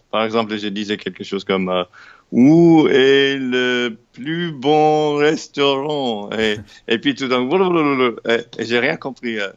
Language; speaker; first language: French; non-native, fluent; English